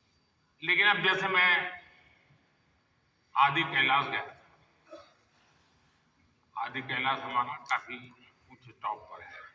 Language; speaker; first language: Hindi; native; Hindi